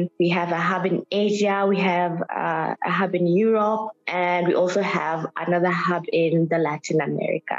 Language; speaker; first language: English; non-native, local second language; Southern Sotho